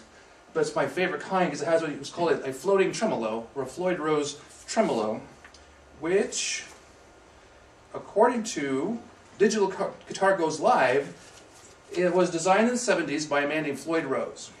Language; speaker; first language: English; native; English